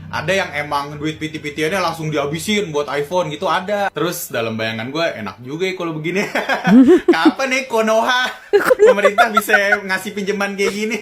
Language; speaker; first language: Indonesian; native; Indonesian